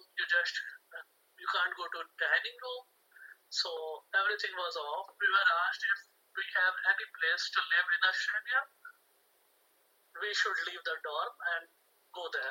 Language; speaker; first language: English; non-native, local second language; Hindi